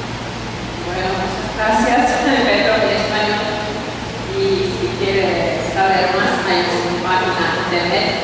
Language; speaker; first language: Spanish; non-native, learner; Finnish